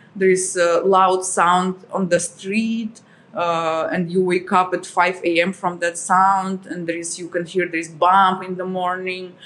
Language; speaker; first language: English; non-native, fluent; Russian